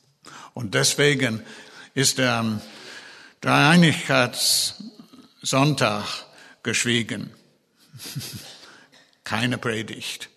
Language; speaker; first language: German; non-native, fluent; English